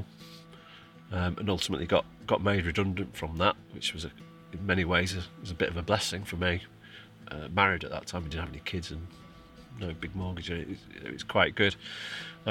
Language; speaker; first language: English; native; English